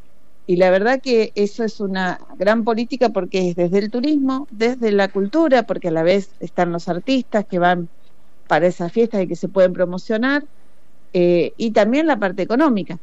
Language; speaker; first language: Spanish; native; Spanish